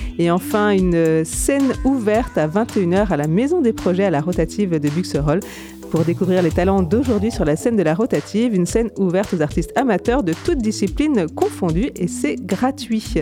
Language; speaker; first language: French; native; French